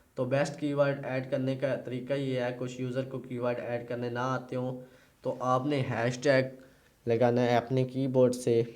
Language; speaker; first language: Urdu; non-native, local second language; Punjabi